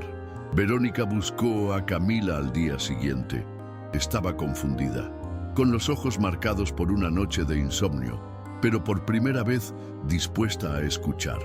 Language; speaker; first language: Spanish; native; Spanish